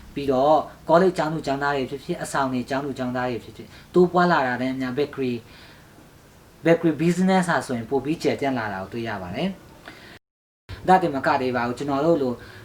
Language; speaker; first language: Burmese; non-native, local second language; Hakha Chin